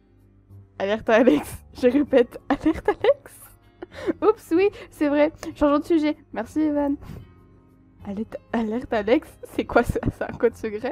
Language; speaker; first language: French; native; French